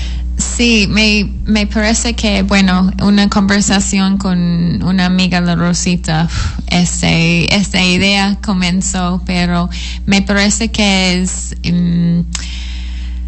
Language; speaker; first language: Spanish; non-native, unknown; English